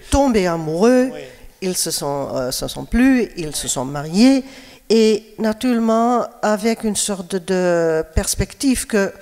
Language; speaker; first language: French; non-native, fluent; Dutch